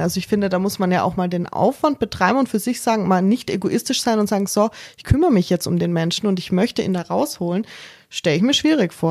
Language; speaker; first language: German; native; German